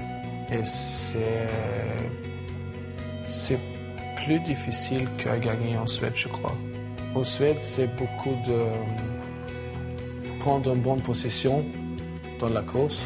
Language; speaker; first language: French; non-native, learner; Swedish